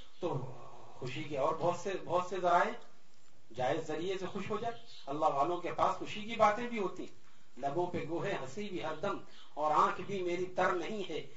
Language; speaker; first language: Urdu; native; Urdu